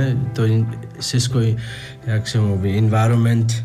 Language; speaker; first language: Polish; non-native, learner; Nepali